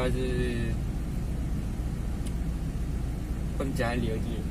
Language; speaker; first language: Chinese; native; Chinese